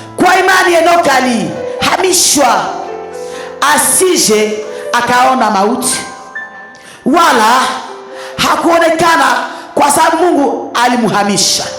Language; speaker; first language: Swahili; non-native, local second language; Nande